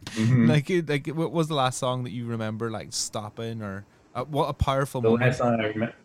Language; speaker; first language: English; native; English